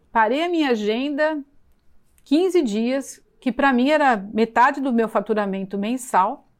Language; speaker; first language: Portuguese; native; Portuguese